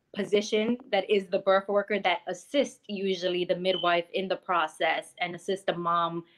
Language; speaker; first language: English; native; English